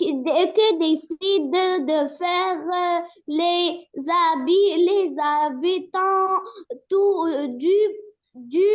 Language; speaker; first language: French; non-native, learner; Arabic